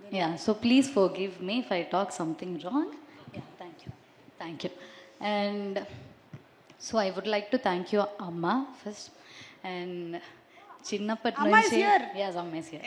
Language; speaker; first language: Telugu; non-native, learner; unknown